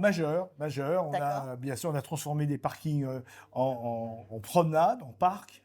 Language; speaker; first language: French; native; French